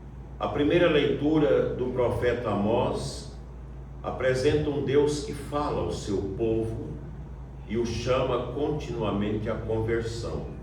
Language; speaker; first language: Portuguese; native; Portuguese